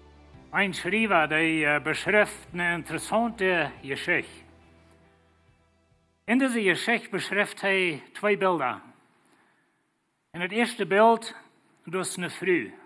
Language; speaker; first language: German; early bilingual, heritage; Plautdietsch